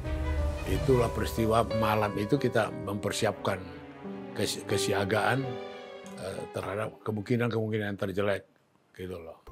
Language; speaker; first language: Indonesian; native; Indonesian